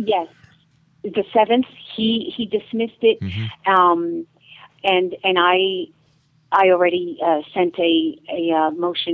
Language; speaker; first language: English; native; English